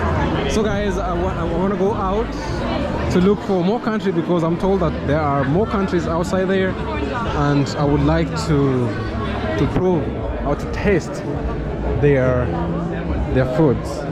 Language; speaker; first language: English; non-native, local second language; Swahili